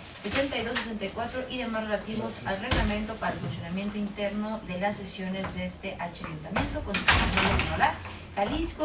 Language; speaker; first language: Spanish; native; Spanish